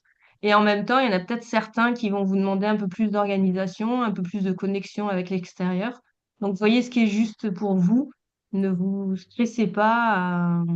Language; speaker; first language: French; native; French